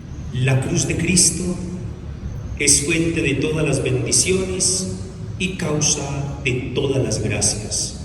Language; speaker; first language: Spanish; native; Spanish